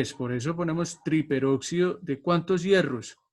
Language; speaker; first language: Spanish; native; Spanish